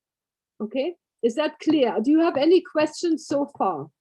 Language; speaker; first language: English; native; English